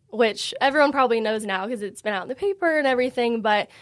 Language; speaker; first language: English; native; English